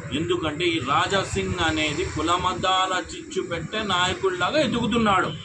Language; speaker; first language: Telugu; non-native, local second language; Urdu